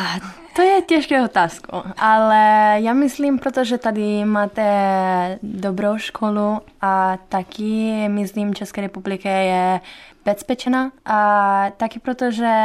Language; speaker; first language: Czech; non-native, learner; Italian